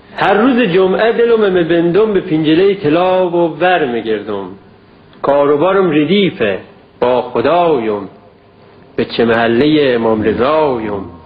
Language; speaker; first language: Persian; native; Persian